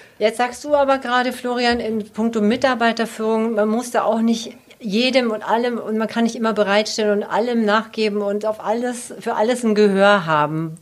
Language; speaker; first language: German; native; German